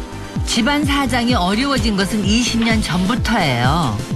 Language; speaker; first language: Korean; native; Korean